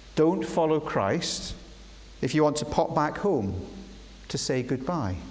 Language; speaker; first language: English; native; English